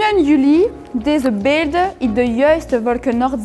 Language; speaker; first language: Dutch; non-native, learner; French